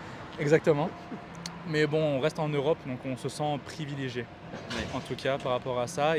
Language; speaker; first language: French; native; French